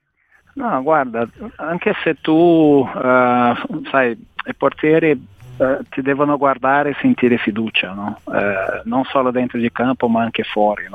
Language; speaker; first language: Italian; non-native, fluent; Portuguese